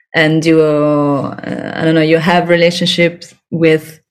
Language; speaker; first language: English; non-native, fluent; Italian